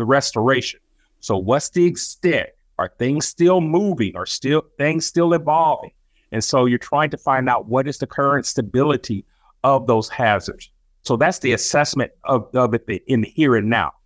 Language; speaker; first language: English; native; English